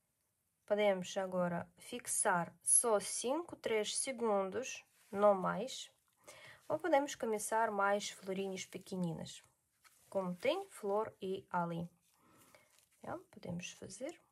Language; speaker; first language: Portuguese; non-native, learner; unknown